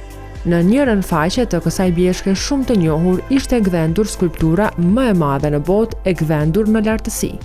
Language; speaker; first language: Albanian; native; Albanian